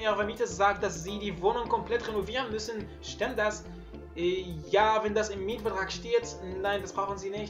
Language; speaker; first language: German; non-native, learner; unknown